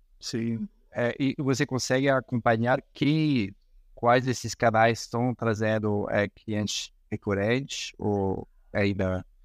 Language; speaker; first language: Portuguese; non-native, fluent; Spanish